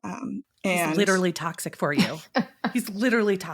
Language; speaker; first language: English; native; English